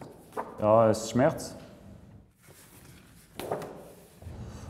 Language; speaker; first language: German; non-native, local second language; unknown